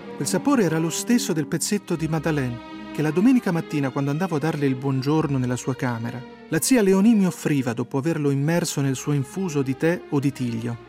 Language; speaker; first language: Italian; native; Italian